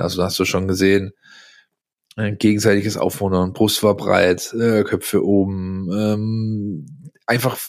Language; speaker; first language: German; native; German